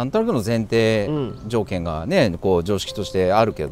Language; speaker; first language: Japanese; native; Japanese